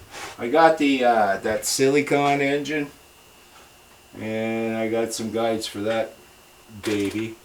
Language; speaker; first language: English; native; English